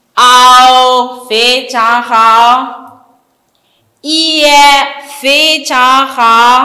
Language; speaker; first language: Chinese; non-native, fluent; French